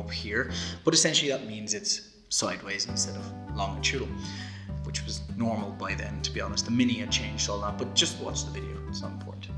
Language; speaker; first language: English; native; English